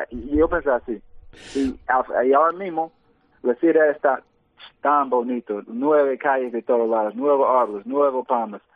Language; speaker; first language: Spanish; early bilingual, heritage; English